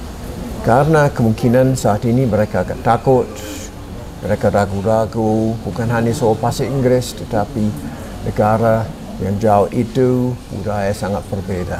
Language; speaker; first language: Indonesian; non-native, fluent; English